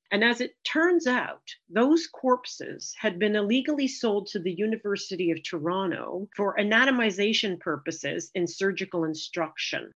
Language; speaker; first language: English; native; English